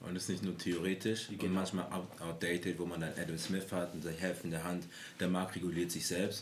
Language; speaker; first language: German; native; German